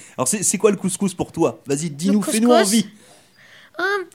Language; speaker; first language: French; native; French